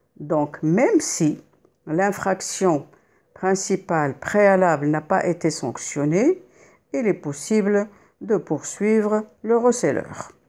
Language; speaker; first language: French; non-native, local second language; Arabic